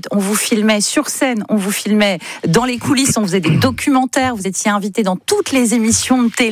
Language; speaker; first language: French; native; French